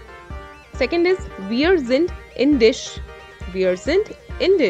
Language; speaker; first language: German; non-native, fluent; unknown